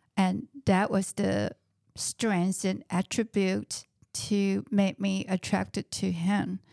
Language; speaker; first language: English; non-native, fluent; Chinese